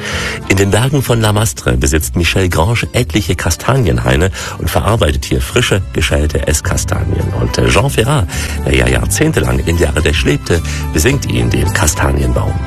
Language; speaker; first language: German; native; German